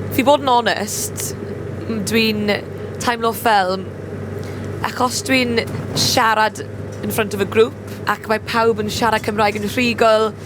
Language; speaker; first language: Welsh; non-native, local second language; English